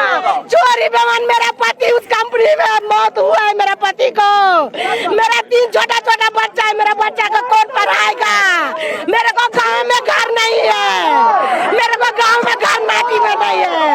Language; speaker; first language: Hindi; non-native, local second language; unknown